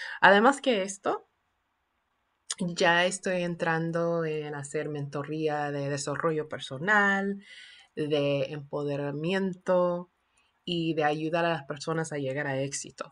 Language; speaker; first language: Spanish; non-native, fluent; English